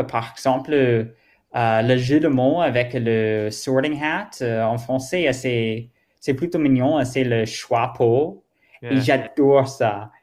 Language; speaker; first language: French; non-native, learner; German